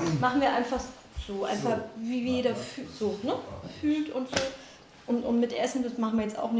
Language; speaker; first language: German; native; German